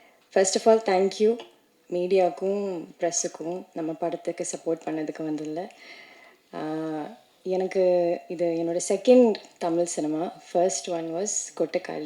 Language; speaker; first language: Tamil; non-native, learner; Malayalam